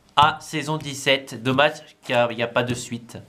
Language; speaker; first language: French; native; French